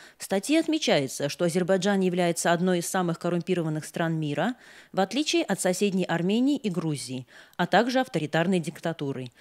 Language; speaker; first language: Russian; non-native, local second language; Armenian